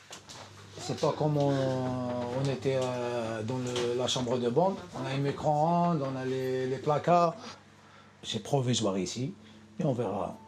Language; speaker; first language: French; non-native, local second language; Arabic